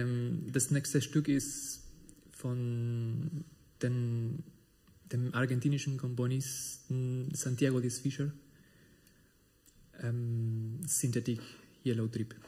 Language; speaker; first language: German; non-native, fluent; Spanish